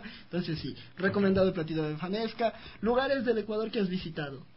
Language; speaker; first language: Spanish; native; Spanish